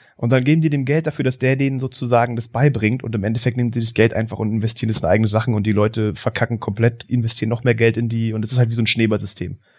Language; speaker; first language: German; native; German